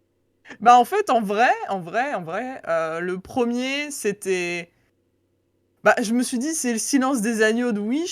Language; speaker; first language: French; native; French